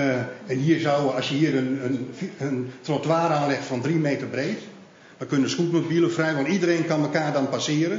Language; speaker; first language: Dutch; native; Dutch